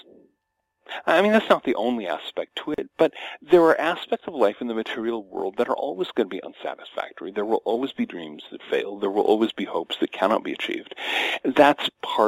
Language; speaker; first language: English; native; English